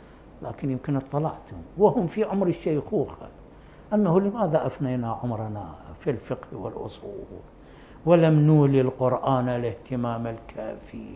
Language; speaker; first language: Arabic; native; Arabic